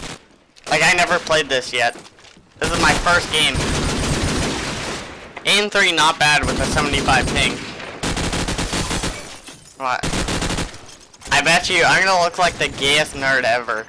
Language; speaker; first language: English; native; English